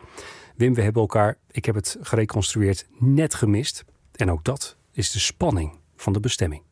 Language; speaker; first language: Dutch; native; Dutch